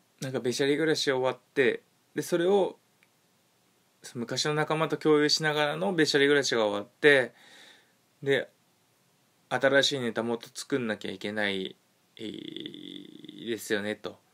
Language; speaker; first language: Japanese; native; Japanese